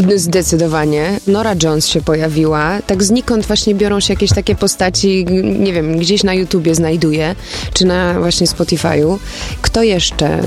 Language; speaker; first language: Polish; early bilingual, other home language; German